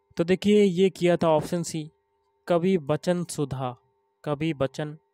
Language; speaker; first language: Hindi; native; Hindi